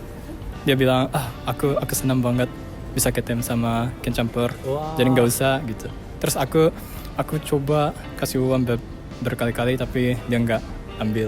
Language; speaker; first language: Indonesian; non-native, fluent; Japanese